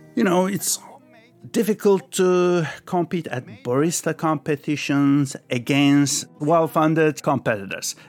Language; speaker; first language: English; early bilingual, other home language; Turkish